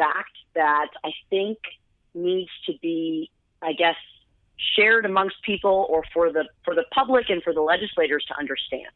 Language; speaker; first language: English; native; English